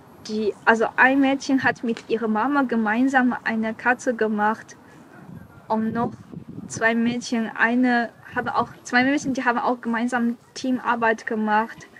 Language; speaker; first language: German; non-native, learner; Chinese